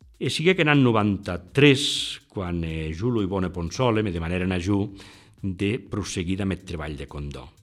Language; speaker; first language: Catalan; non-native, local second language; Occitan